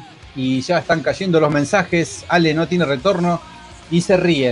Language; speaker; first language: Spanish; native; Spanish